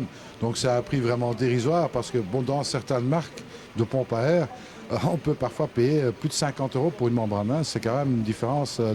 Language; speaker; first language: French; native; French